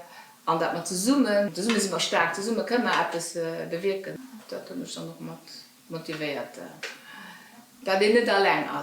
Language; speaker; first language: German; non-native, local second language; Luxembourgish